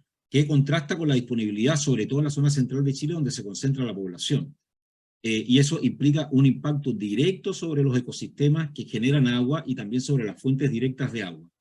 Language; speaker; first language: Spanish; native; Spanish